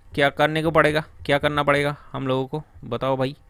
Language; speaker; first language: Hindi; non-native, local second language; Bangla